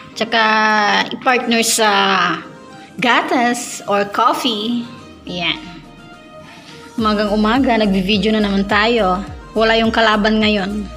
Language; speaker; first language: Filipino; non-native, local second language; Iloko